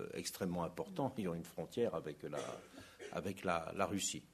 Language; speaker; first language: French; native; French